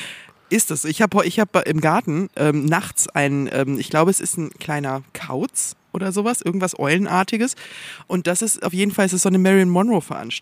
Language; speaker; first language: German; native; German